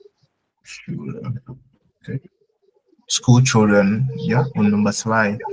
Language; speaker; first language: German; non-native, fluent; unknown